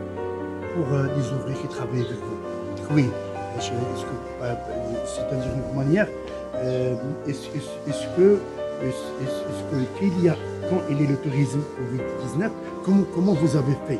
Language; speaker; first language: French; non-native, local second language; Arabic